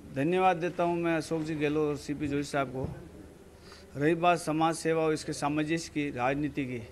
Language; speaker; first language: Hindi; native; Hindi